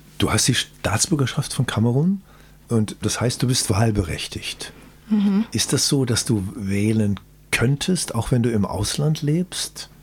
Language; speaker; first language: German; native; German